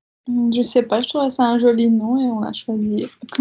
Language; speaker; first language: French; non-native, learner; Dutch